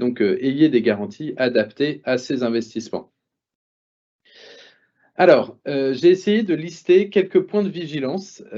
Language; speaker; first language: French; native; French